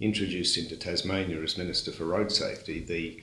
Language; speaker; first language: English; native; English